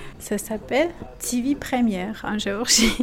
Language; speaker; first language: French; non-native, learner; Georgian